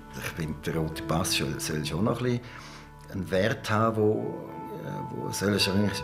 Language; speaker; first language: German; native; German